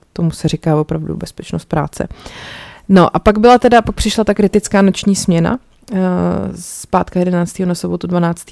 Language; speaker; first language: Czech; native; Czech